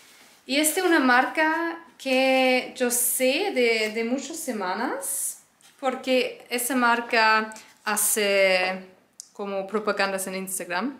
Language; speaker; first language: Spanish; non-native, learner; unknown